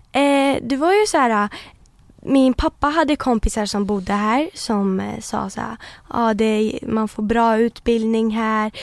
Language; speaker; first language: Swedish; early bilingual, other home language; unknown